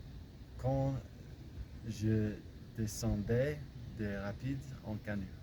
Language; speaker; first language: French; non-native, learner; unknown